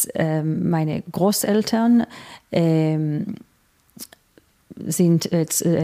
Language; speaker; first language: German; non-native, fluent; Hebrew